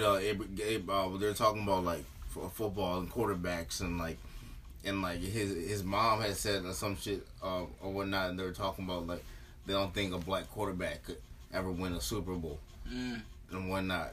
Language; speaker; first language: English; native; English